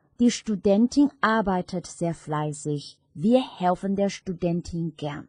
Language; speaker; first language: German; non-native, fluent; Chinese